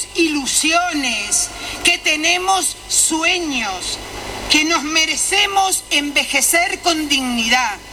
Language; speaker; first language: Spanish; native; Spanish